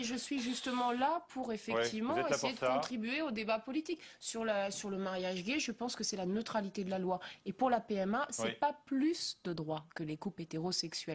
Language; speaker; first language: French; native; French